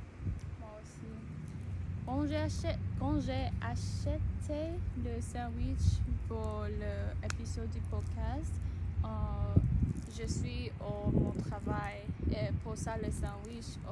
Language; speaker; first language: French; non-native, learner; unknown